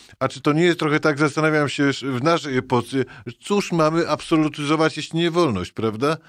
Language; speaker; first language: Polish; native; Polish